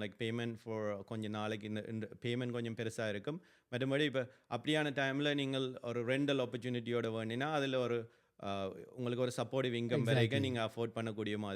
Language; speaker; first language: Tamil; early bilingual, other home language; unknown